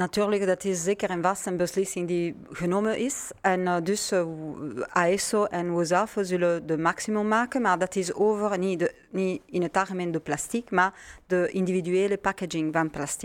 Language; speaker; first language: Dutch; non-native, learner; French